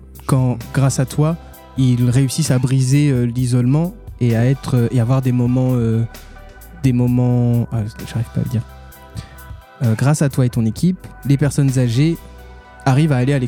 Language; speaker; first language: French; native; French